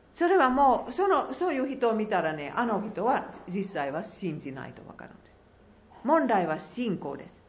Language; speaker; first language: Japanese; non-native, fluent; Finnish